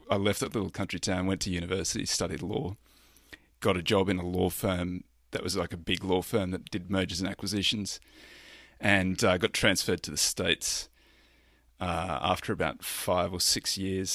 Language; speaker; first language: English; native; English